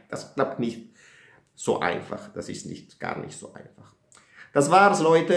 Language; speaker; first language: German; non-native, fluent; Italian